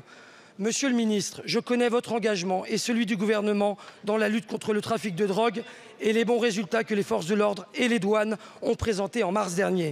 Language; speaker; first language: French; native; French